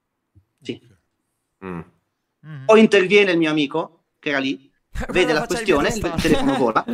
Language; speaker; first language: Italian; native; Italian